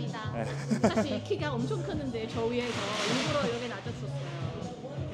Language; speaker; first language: Korean; non-native, fluent; Chinese